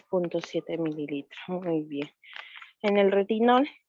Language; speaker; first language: Spanish; native; Spanish